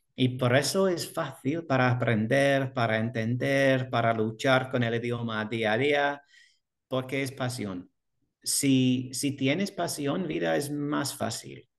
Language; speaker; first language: Spanish; non-native, learner; English